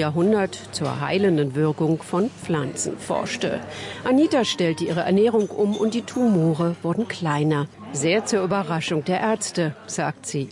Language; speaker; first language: German; native; German